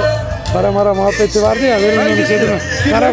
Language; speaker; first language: Turkish; native; Turkish